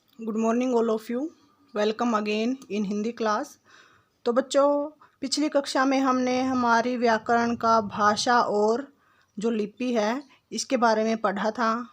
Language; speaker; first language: Hindi; native; Hindi